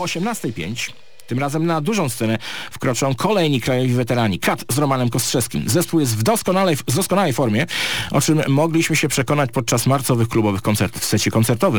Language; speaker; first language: Polish; native; Polish